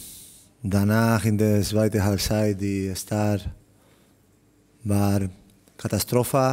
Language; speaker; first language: German; non-native, learner; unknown